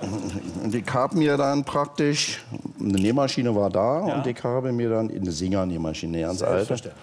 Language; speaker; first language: German; native; German